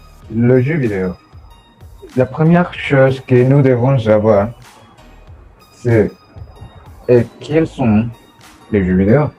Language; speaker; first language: French; non-native, learner; Spanish